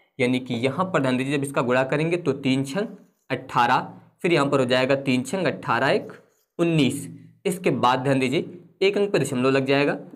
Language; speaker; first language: Hindi; native; Hindi